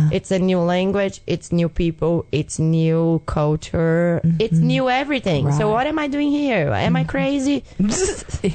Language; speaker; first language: English; non-native, fluent; Portuguese